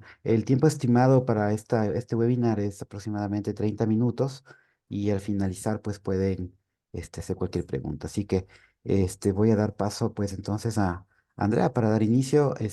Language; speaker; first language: Spanish; native; Spanish